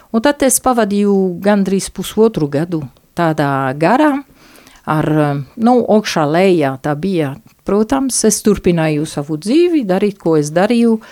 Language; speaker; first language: Latvian; non-native, fluent; French